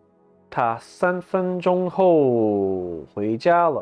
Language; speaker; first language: Chinese; non-native, learner; English